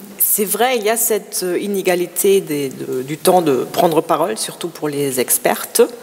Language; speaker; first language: French; non-native, fluent; German